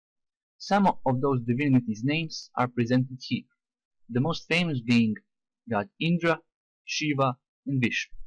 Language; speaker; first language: English; non-native, fluent; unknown